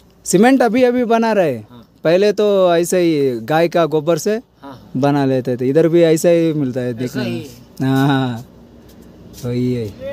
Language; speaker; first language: Hindi; non-native, local second language; Kannada